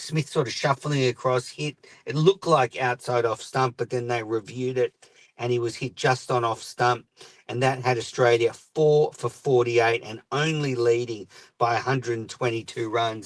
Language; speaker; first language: English; native; English